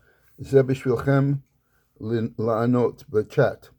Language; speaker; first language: Hebrew; non-native, fluent; English